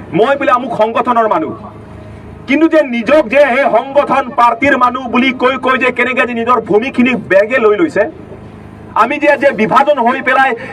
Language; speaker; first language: Assamese; non-native, local second language; Karbi